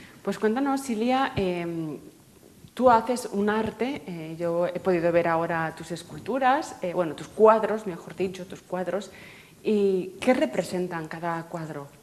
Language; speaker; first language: Spanish; non-native, local second language; Catalan